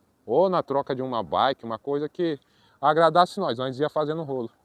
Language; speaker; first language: Portuguese; native; Portuguese